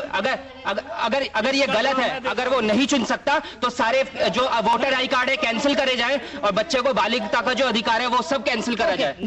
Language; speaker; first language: Hindi; native; Hindi